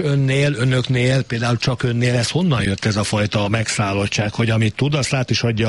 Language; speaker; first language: Hungarian; native; Hungarian